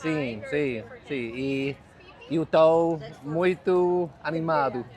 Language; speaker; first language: Portuguese; non-native, learner; English